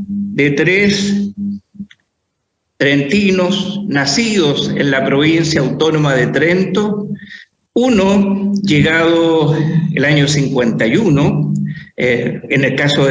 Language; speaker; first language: Spanish; native; Spanish